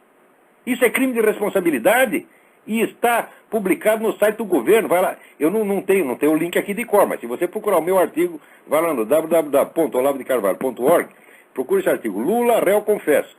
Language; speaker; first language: Portuguese; native; Portuguese